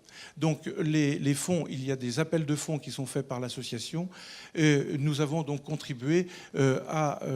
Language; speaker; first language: French; native; French